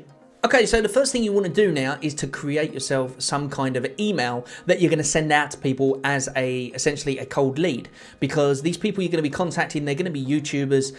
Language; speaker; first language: English; native; English